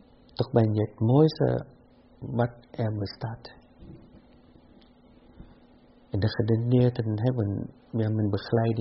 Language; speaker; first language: Dutch; non-native, fluent; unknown